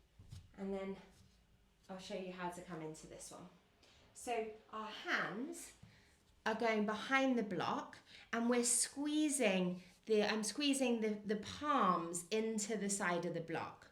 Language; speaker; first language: English; native; English